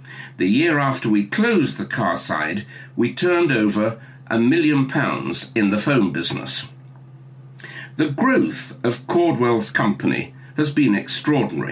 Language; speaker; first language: English; native; English